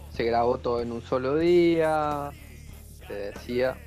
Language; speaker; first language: Spanish; native; Spanish